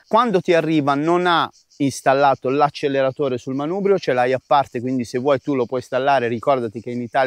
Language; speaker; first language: Italian; native; Italian